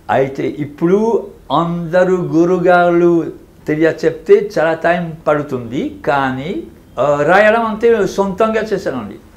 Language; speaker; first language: Telugu; non-native, fluent; French